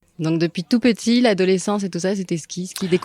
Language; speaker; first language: French; native; French